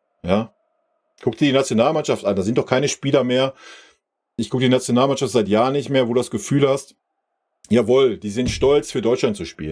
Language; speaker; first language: German; native; German